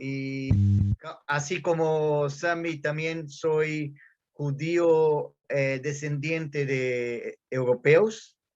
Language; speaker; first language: Spanish; non-native, fluent; Portuguese